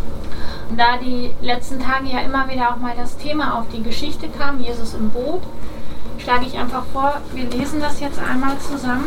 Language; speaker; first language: German; native; German